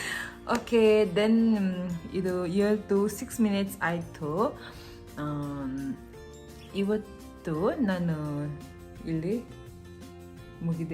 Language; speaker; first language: Kannada; non-native, local second language; Tibetan